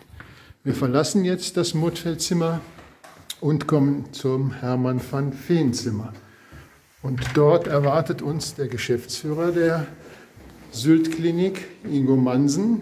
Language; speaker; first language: German; native; German